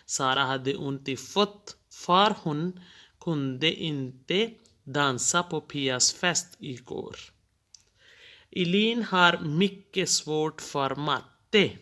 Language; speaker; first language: Swedish; non-native, fluent; Hindi